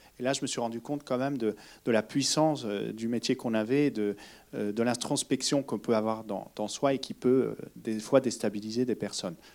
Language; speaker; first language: French; native; French